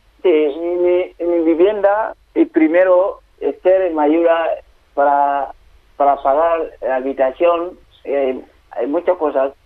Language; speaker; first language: Spanish; non-native, learner; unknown